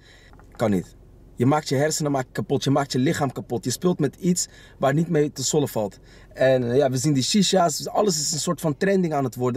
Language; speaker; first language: Dutch; native; Dutch